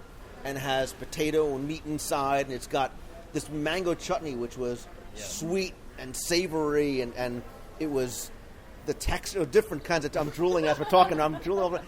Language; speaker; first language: English; native; English